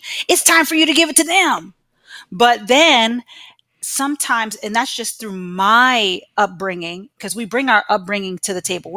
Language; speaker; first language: English; native; English